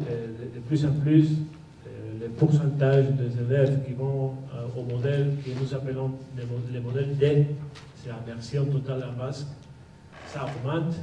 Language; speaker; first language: French; non-native, fluent; Basque